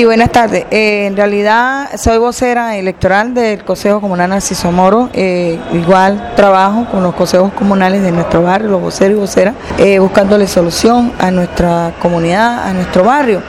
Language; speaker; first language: Spanish; native; Spanish